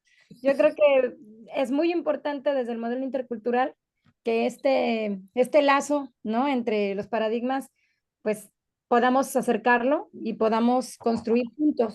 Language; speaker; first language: Spanish; native; Spanish